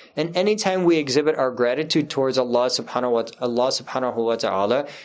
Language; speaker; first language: English; native; English